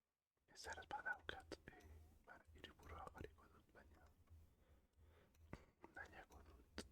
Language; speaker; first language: Basque; non-native, learner; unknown